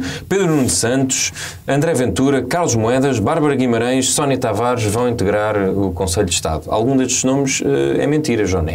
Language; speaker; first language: Portuguese; native; Portuguese